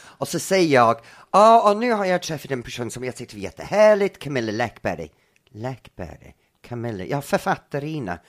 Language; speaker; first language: Swedish; non-native, fluent; English